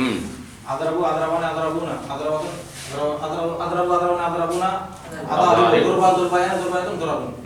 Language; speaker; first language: Arabic; non-native, learner; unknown